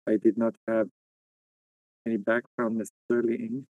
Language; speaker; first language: English; non-native, fluent; Persian